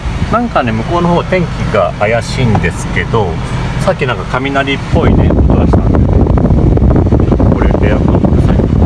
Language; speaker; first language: Japanese; native; Japanese